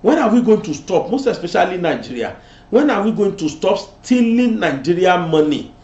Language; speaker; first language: English; non-native, local second language; Yoruba